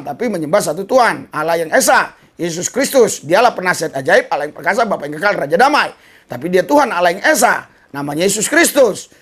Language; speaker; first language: Indonesian; native; Indonesian